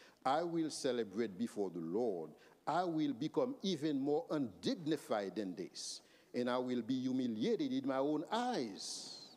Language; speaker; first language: English; non-native, fluent; Haitian Creole